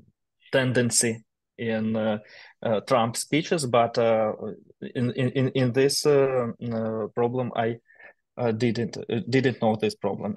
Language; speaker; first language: English; non-native, learner; Ukrainian